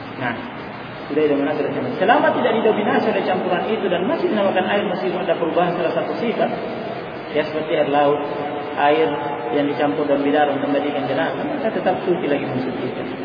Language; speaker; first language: Indonesian; native; Indonesian